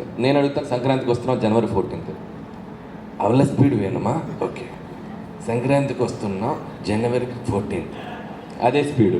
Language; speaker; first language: Telugu; native; Telugu